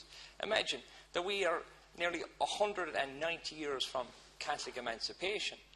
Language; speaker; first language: English; native; English